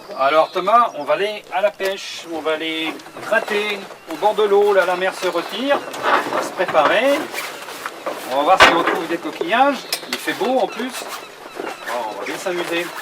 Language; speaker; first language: French; native; French